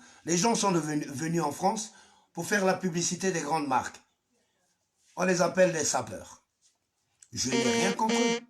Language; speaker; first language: French; non-native, local second language; Lingala